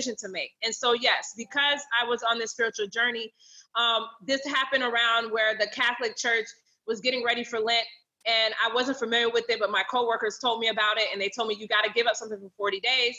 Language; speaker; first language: English; native; English